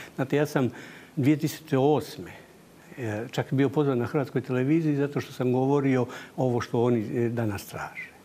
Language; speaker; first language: Croatian; native; Croatian